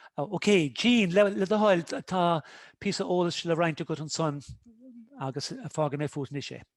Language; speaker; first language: Irish; native; Irish